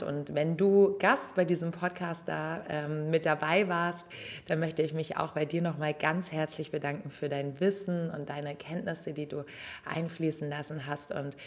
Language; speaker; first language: German; native; German